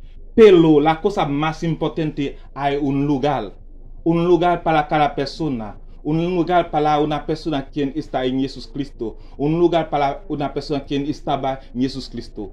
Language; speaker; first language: Spanish; non-native, learner; Haitian Creole